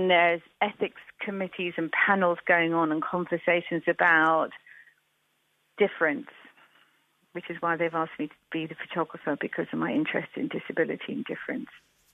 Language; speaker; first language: English; native; English